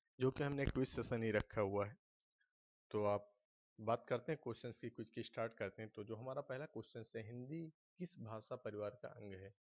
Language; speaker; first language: Hindi; native; Hindi